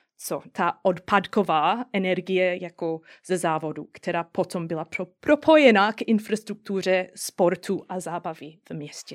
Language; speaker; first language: Czech; non-native, fluent; English